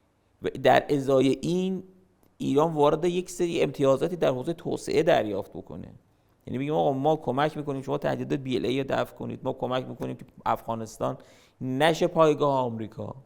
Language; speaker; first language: Persian; native; Persian